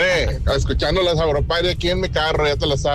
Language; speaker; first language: Spanish; native; Spanish